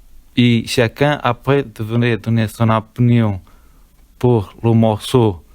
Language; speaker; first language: French; non-native, learner; Portuguese